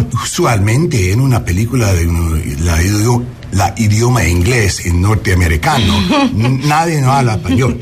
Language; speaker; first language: Spanish; non-native, learner; English